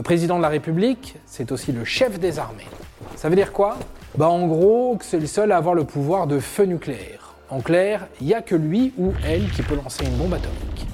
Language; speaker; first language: French; native; French